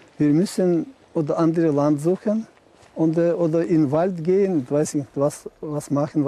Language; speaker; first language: German; non-native, learner; Chechen